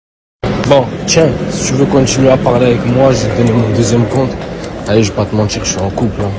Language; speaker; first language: French; native; French